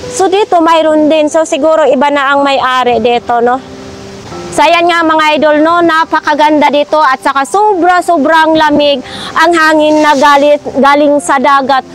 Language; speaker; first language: Filipino; non-native, local second language; Masbatenyo